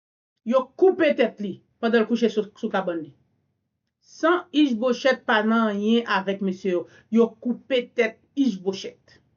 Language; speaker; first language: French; non-native, learner; Haitian Creole